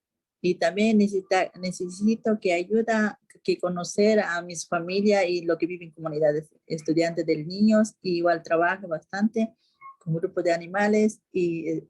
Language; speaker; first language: Spanish; non-native, local second language; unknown